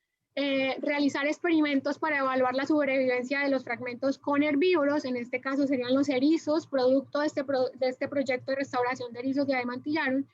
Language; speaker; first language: Spanish; native; Spanish